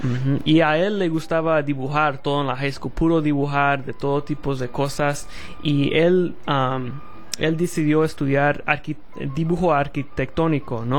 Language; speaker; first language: Spanish; early bilingual, heritage; Spanish